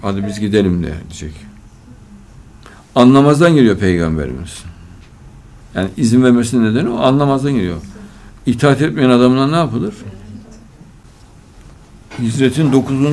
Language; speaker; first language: Turkish; native; Turkish